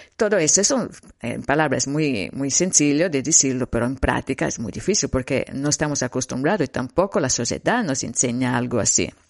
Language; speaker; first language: Spanish; non-native, fluent; Italian